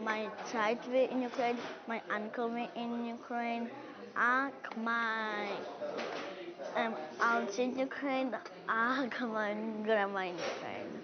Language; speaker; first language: Welsh; early bilingual, other home language; Ukrainian